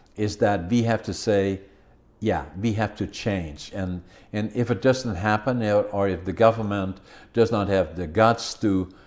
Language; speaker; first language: English; non-native, fluent; Dutch